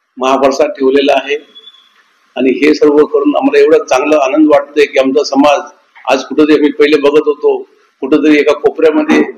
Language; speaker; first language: Marathi; non-native, local second language; Lambadi